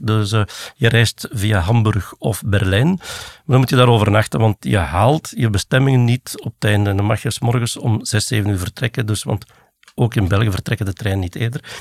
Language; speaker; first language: Dutch; native; Dutch